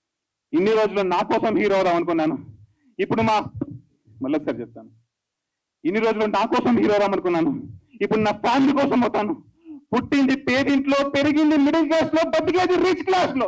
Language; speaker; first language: Telugu; native; Telugu